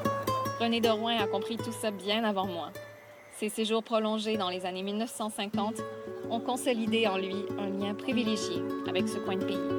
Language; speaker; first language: French; native; French